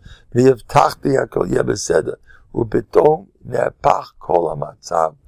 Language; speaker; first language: Hebrew; non-native, fluent; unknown